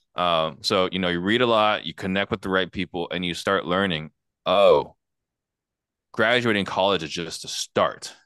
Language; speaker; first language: English; native; English